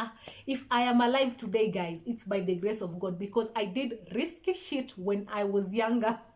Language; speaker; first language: English; non-native, local second language; Swahili